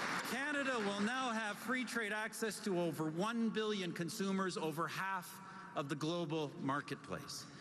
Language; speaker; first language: English; native; English